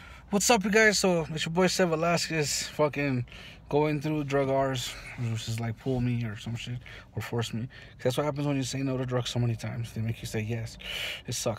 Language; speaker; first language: English; early bilingual, other home language; Spanish